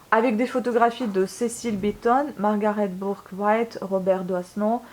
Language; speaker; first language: French; non-native, fluent; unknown